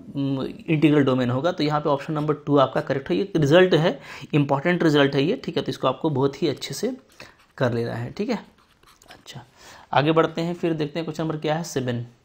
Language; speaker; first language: Hindi; native; Hindi